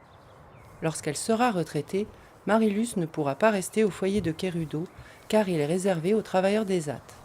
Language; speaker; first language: French; native; French